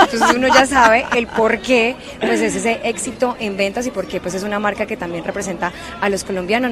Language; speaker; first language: Spanish; native; Spanish